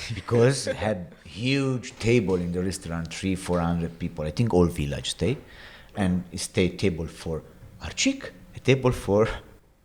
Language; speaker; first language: English; non-native, learner; Italian